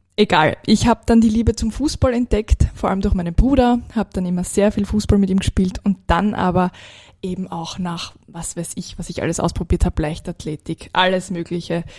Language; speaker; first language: German; native; German